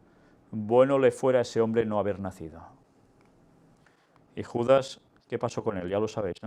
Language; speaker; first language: Spanish; native; Spanish